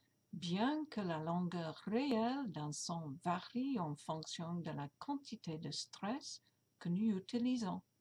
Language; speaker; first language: French; non-native, fluent; English